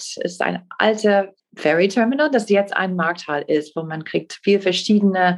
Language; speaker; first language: German; non-native, fluent; English